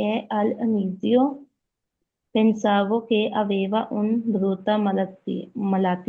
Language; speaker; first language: Italian; non-native, learner; Urdu